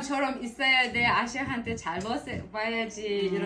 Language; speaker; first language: Korean; non-native, learner; Kazakh